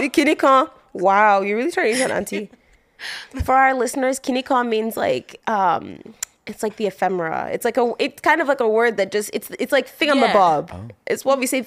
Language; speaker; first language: English; non-native, local second language; Yoruba